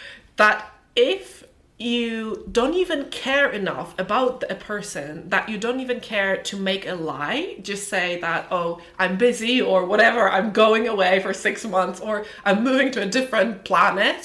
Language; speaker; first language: English; non-native, fluent; Polish